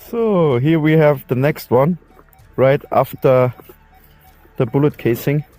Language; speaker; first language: English; non-native, learner; German